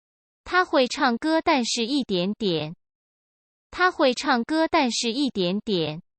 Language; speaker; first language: Chinese; non-native, learner; Urdu